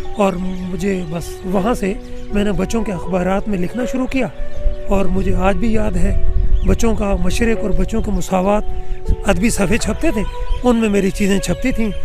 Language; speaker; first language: Urdu; non-native, local second language; Saraiki